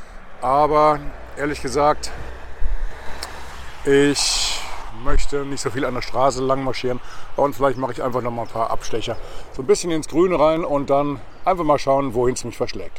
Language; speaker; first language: German; native; German